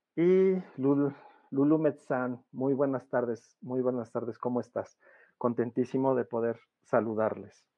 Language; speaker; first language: Spanish; native; Spanish